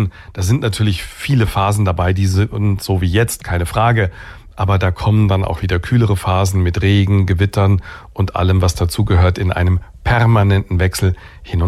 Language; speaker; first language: German; native; German